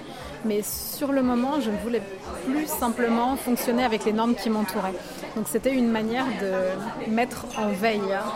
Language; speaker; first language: French; native; French